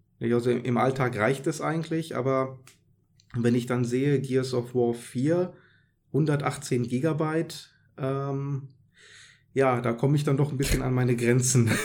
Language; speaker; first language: German; native; German